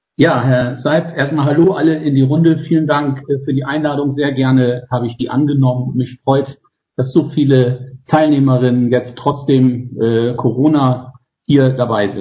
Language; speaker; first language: German; native; German